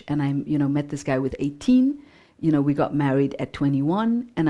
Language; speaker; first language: English; non-native, local second language; Shona